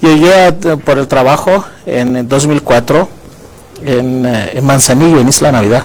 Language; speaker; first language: Spanish; non-native, fluent; Greek